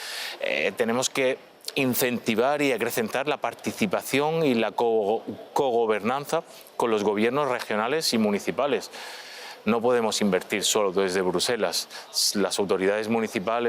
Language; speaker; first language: Spanish; native; Spanish